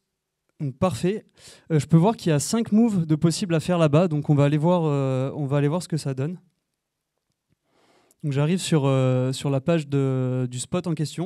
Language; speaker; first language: French; native; French